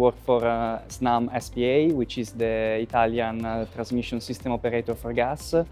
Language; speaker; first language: English; non-native, fluent; Italian